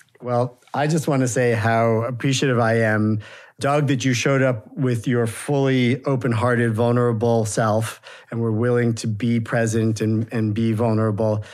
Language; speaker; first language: English; native; English